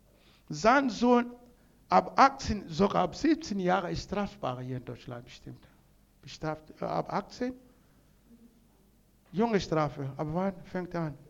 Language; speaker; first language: German; non-native, learner; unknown